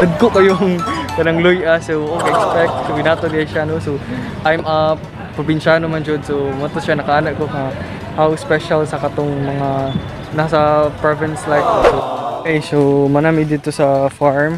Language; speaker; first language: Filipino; non-native, local second language; Cebuano